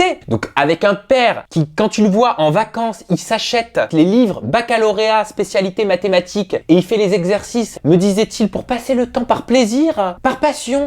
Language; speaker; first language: French; native; French